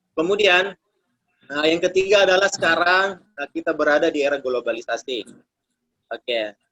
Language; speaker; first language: Indonesian; native; Indonesian